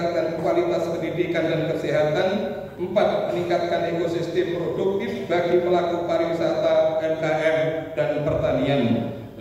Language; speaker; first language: Indonesian; native; Indonesian